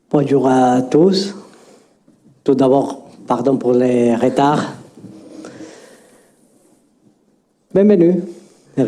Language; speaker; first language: French; non-native, fluent; Spanish